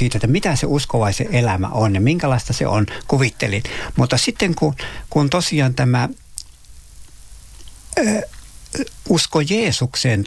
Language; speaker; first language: Finnish; native; Finnish